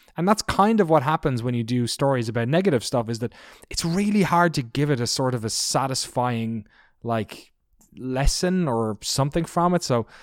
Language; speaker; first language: English; native; English